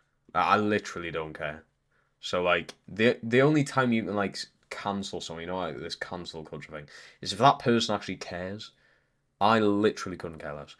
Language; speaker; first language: English; native; English